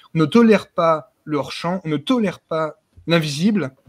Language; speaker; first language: French; native; French